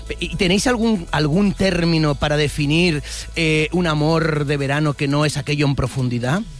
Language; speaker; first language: Spanish; native; Spanish